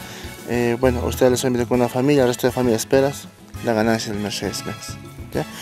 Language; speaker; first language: Spanish; native; Spanish